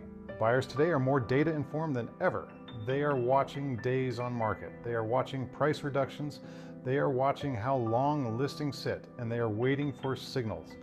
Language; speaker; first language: English; native; English